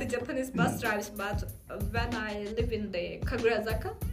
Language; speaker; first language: English; non-native, fluent; Turkish